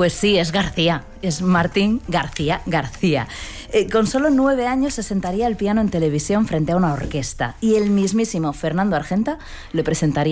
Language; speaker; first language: Spanish; native; Spanish